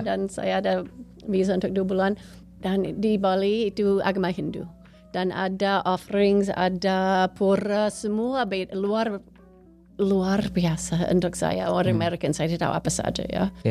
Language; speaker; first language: Indonesian; non-native, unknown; English